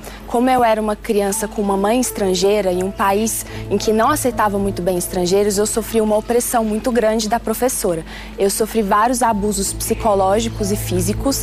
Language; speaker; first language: Portuguese; early bilingual, other home language; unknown